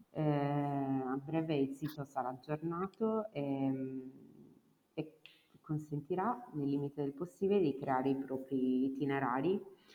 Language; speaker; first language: Italian; native; Italian